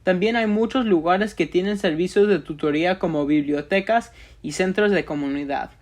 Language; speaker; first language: Spanish; early bilingual, other home language; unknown